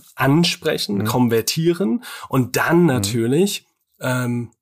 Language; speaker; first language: German; non-native, fluent; English